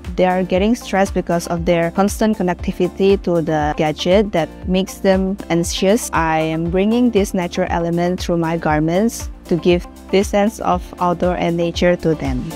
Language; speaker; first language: English; non-native, fluent; Indonesian